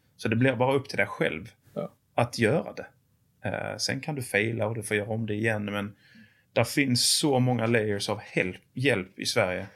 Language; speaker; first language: Swedish; native; Swedish